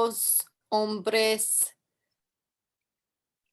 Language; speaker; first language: Spanish; non-native, learner; English